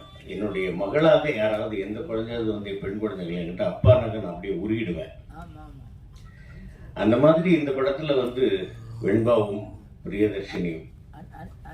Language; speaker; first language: Tamil; native; Tamil